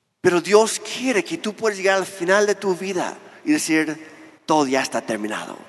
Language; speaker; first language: Spanish; non-native, fluent; English